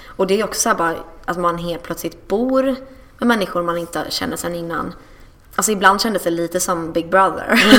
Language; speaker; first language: Swedish; early bilingual, other home language; English